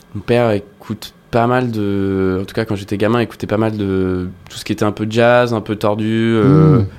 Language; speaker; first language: French; native; French